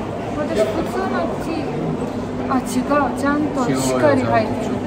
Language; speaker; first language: Japanese; non-native, fluent; Romanian